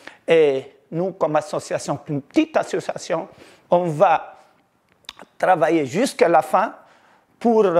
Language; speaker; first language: French; non-native, local second language; Arabic